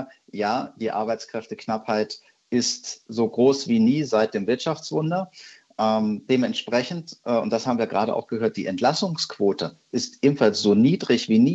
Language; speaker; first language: German; native; German